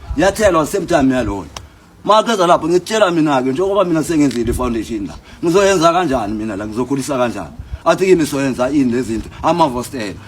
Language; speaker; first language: Zulu; native; Zulu